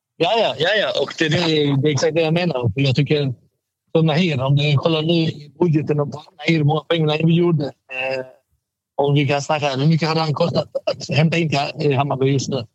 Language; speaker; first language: Swedish; native; Swedish